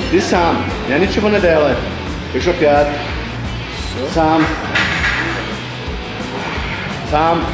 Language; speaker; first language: Russian; non-native, learner; Portuguese